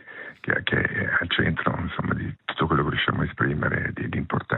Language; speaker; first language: Italian; native; Italian